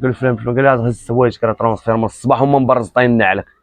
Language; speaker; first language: Arabic; native; Arabic